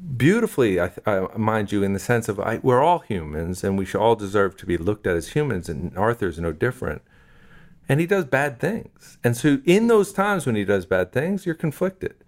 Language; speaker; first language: English; native; English